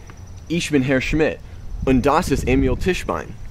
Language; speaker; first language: German; non-native, learner; English